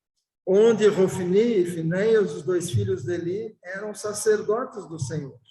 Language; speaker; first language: Portuguese; native; Portuguese